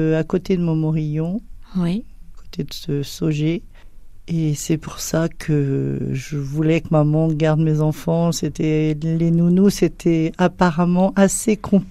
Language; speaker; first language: French; native; French